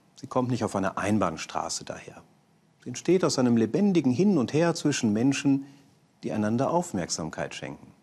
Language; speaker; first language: German; native; German